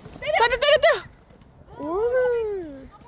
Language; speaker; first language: Korean; native; Korean